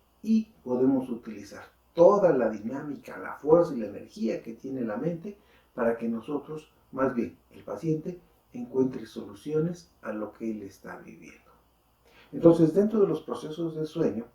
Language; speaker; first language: Spanish; native; Spanish